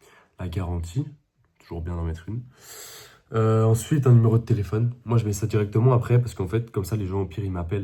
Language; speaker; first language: French; native; French